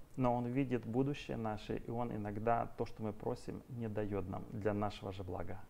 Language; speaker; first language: Russian; native; Russian